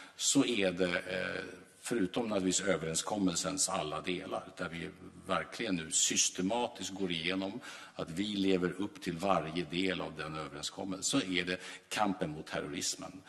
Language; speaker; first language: Swedish; native; Swedish